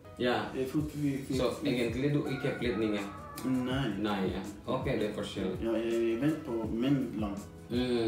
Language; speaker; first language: Norwegian; non-native, learner; Indonesian